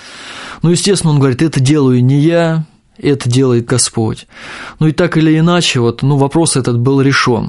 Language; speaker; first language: Russian; native; Russian